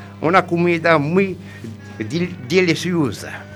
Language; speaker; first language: Spanish; non-native, learner; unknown